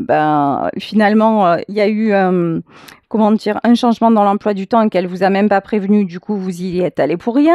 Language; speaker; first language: French; native; French